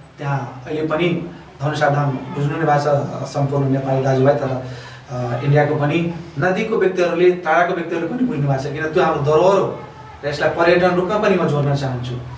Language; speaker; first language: Nepali; non-native, local second language; Maithili